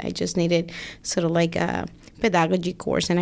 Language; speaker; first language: English; non-native, fluent; Spanish